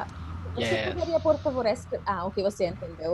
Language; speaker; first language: Portuguese; non-native, fluent; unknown